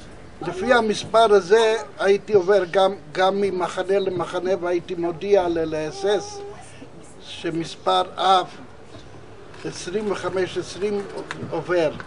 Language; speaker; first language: Hebrew; non-native, fluent; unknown